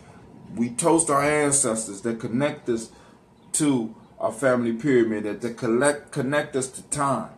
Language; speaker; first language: English; native; English